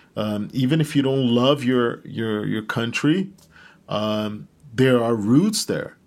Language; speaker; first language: English; non-native, fluent; Portuguese